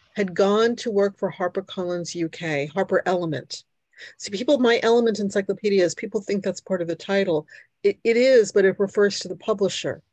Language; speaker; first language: English; early bilingual, other home language; Hungarian